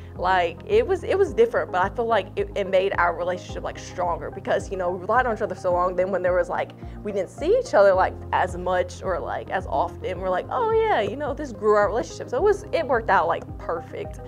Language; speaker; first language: English; native; English